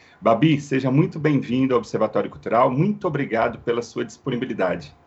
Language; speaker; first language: Portuguese; native; Portuguese